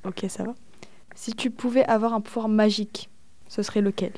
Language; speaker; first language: French; native; French